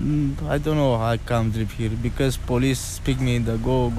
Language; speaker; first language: English; non-native, learner; Romanian